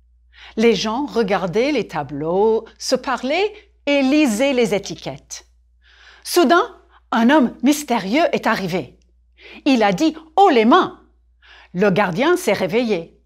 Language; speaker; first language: French; non-native, fluent; English